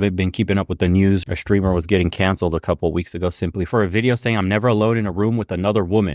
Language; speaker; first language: English; native; English